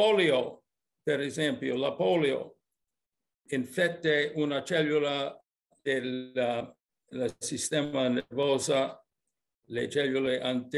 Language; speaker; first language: Italian; early bilingual, heritage; English